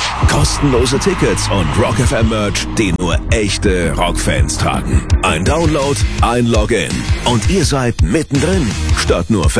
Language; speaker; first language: German; native; German